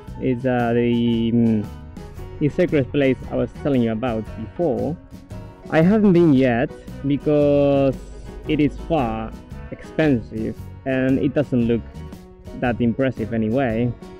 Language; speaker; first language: English; non-native, fluent; Spanish